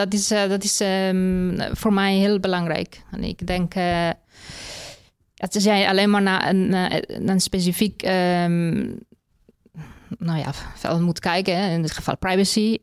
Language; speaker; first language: Dutch; non-native, fluent; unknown